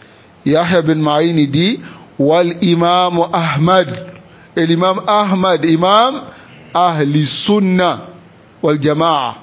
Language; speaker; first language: Arabic; non-native, fluent; French